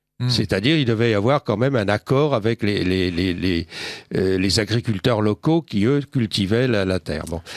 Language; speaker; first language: French; native; French